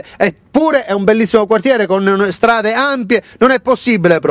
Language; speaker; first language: Italian; native; Italian